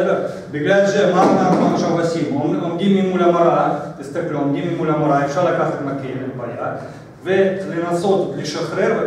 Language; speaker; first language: Hebrew; non-native, fluent; Russian